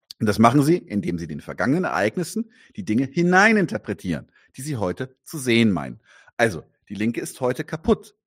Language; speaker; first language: German; native; German